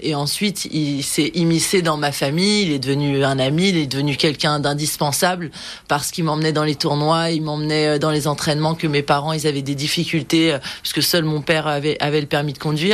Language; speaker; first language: French; native; French